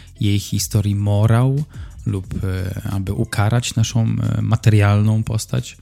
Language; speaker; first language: Polish; native; Polish